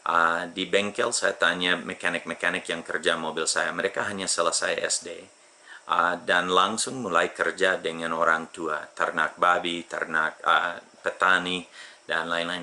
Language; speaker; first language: Indonesian; non-native, fluent; English